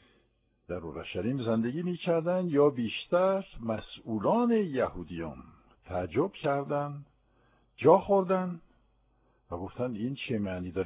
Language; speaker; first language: Persian; non-native, fluent; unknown